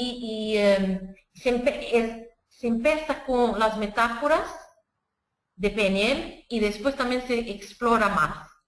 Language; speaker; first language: Spanish; non-native, fluent; Portuguese